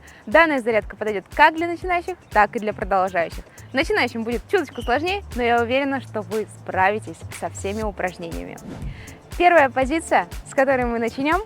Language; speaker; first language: Russian; native; Russian